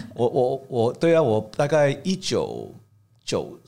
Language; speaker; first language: Chinese; non-native, fluent; Cantonese